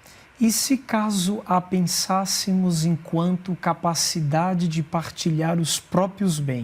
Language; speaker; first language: Portuguese; native; Portuguese